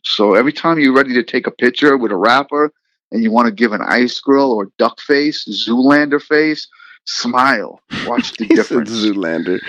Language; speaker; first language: English; native; English